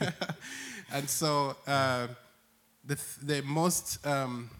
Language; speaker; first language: English; non-native, local second language; Acoli